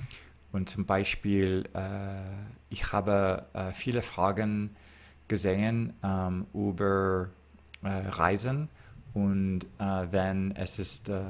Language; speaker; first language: German; non-native, learner; English